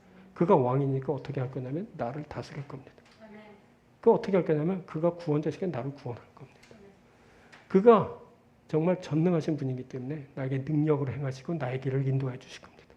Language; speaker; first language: Korean; native; Korean